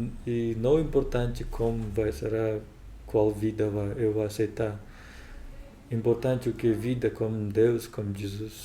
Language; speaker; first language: Portuguese; non-native, learner; Russian